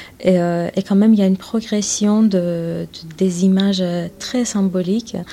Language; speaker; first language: French; non-native, fluent; Persian